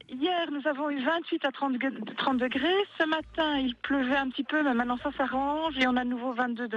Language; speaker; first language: French; native; French